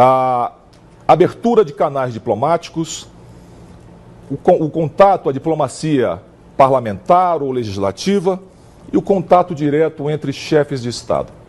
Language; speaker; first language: Portuguese; native; Portuguese